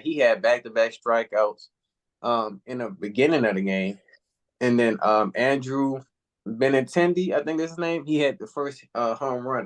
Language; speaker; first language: English; native; English